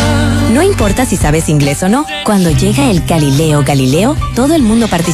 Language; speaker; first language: Spanish; native; Spanish